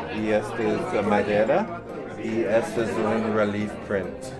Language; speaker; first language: Spanish; non-native, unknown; English